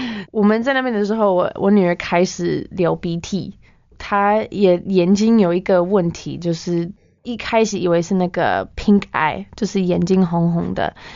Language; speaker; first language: Chinese; non-native, fluent; English